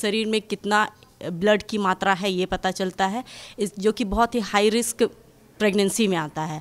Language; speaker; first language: Hindi; native; Hindi